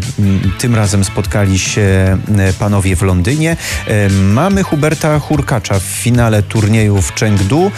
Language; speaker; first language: Polish; native; Polish